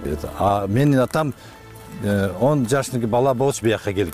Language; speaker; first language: Kyrgyz; non-native, local second language; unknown